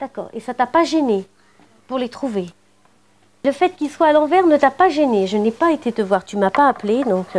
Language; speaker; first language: French; native; French